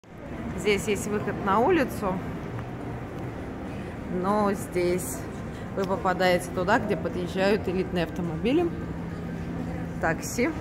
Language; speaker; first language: Russian; native; Russian